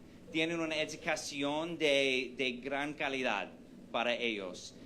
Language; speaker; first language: Spanish; non-native, fluent; English